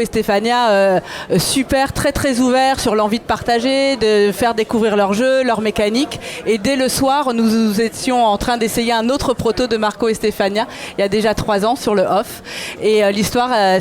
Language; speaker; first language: French; native; French